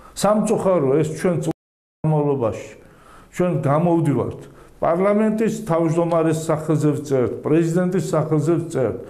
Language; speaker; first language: Georgian; non-native, local second language; Azerbaijani